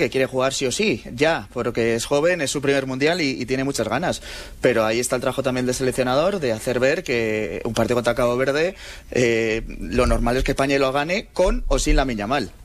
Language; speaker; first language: Spanish; native; Spanish